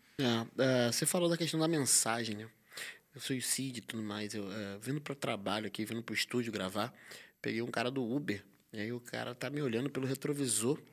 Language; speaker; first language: Portuguese; native; Portuguese